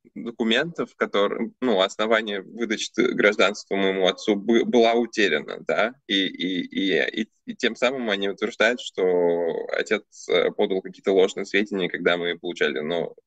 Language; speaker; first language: Russian; early bilingual, other home language; Armenian